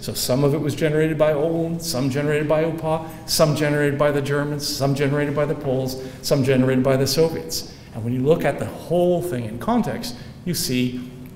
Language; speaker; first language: English; early bilingual, other home language; Ukrainian